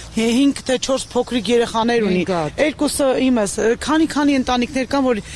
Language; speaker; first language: Armenian; native; Armenian